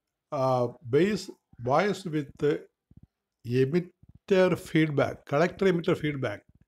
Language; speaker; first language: English; non-native, local second language; Malayalam